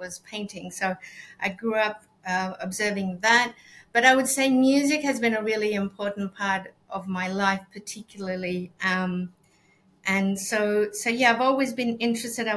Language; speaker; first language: English; non-native, fluent; Spanish